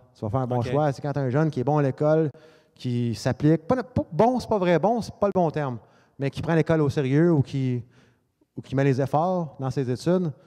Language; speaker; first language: French; native; French